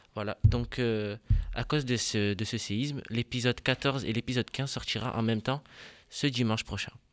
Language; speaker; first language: French; native; French